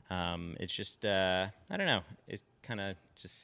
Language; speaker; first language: English; native; English